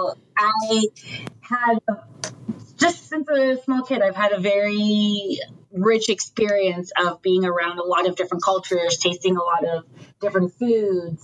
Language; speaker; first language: English; early bilingual, other home language; French